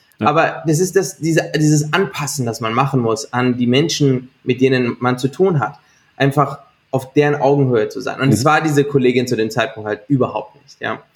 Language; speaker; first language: German; native; German